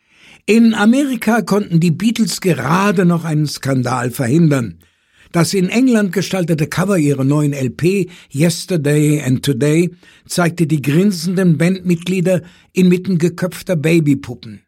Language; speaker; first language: German; native; German